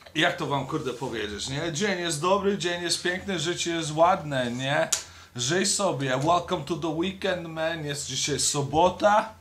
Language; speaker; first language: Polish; early bilingual, heritage; Polish